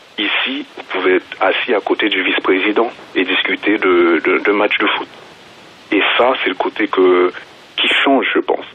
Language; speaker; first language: French; native; French